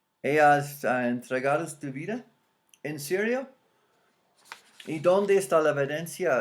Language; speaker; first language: Spanish; non-native, fluent; English